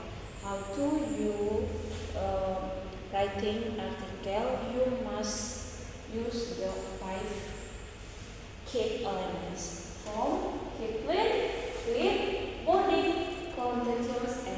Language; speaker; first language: English; non-native, learner; Indonesian